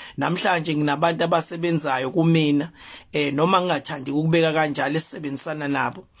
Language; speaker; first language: Zulu; native; Zulu